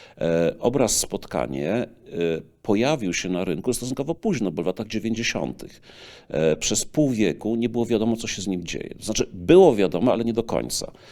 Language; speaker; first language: Polish; native; Polish